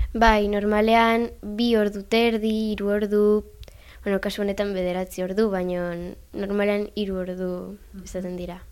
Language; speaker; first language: Basque; non-native, local second language; Spanish